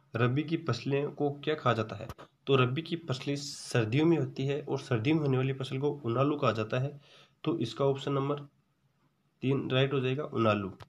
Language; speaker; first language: Hindi; native; Hindi